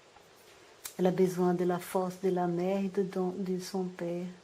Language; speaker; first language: French; non-native, learner; Portuguese